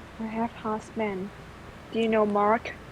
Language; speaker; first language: English; non-native, learner; Thai